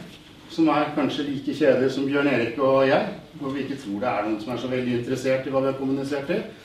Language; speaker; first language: Norwegian; native; Norwegian